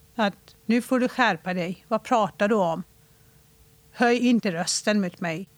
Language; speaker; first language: Swedish; non-native, fluent; Persian